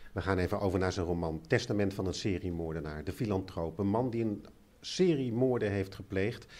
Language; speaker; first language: Dutch; native; Dutch